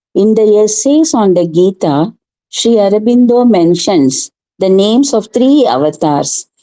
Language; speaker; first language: English; non-native, local second language; Tamil